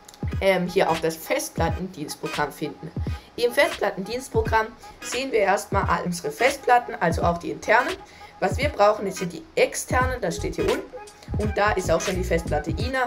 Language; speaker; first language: German; native; German